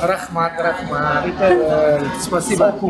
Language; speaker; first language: Russian; non-native, fluent; Khmer